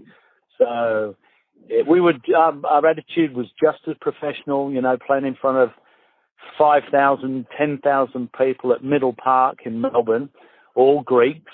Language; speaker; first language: English; native; English